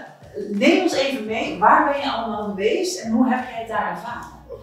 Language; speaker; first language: Dutch; native; Dutch